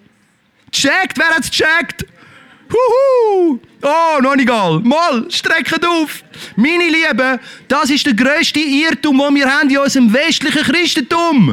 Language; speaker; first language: German; native; German